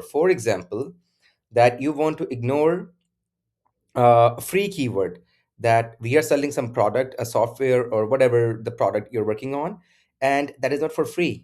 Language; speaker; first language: English; non-native, local second language; Urdu